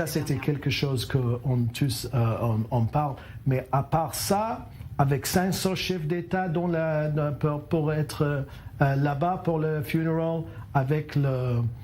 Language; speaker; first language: French; non-native, learner; English